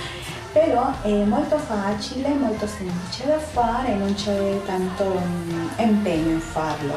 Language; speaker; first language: Italian; non-native, fluent; Spanish